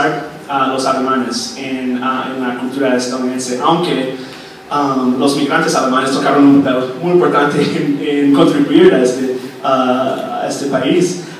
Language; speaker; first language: Spanish; non-native, fluent; English